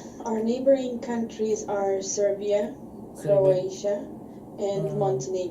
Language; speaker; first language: English; non-native, fluent; Bosnian